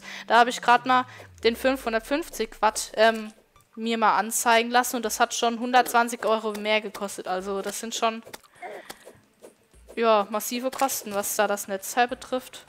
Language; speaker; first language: German; native; German